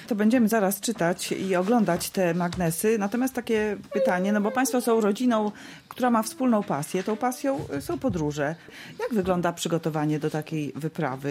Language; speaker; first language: Polish; native; Polish